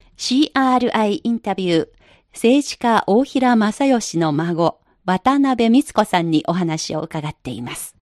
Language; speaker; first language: Japanese; non-native, fluent; Chinese